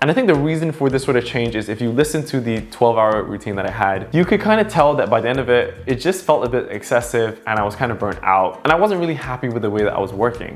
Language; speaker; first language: English; native; English